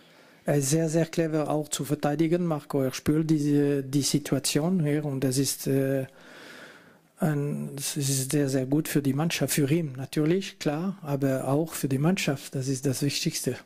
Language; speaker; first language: German; non-native, fluent; French